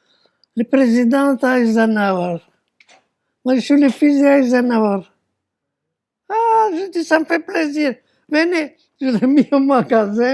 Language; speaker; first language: French; non-native, fluent; Romanian